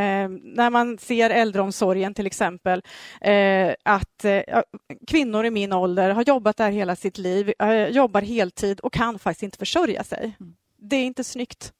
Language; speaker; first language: Swedish; native; Swedish